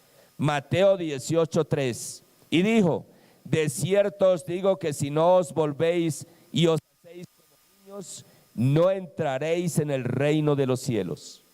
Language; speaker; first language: Spanish; native; Spanish